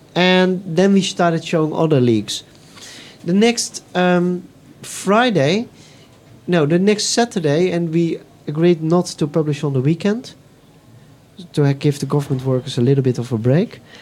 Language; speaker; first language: English; non-native, fluent; Dutch